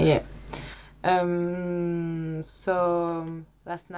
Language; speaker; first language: English; non-native, learner; French